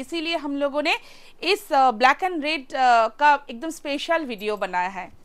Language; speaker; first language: Hindi; non-native, local second language; Bangla